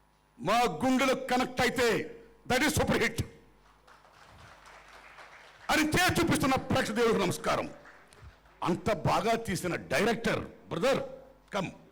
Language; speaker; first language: Telugu; native; Telugu